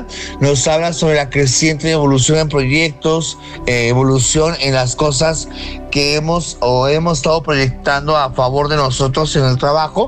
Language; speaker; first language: Spanish; native; Spanish